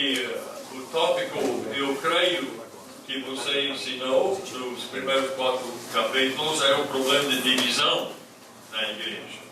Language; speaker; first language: Portuguese; non-native, fluent; English